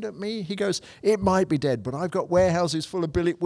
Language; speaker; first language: English; native; English